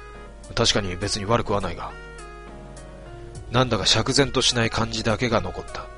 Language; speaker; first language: Japanese; native; Japanese